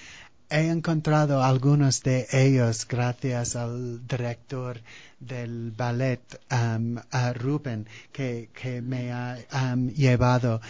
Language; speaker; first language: Spanish; non-native, fluent; English